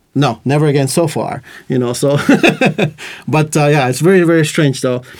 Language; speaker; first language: English; non-native, fluent; Spanish